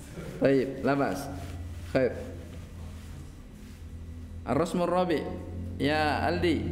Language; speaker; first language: Arabic; non-native, fluent; Indonesian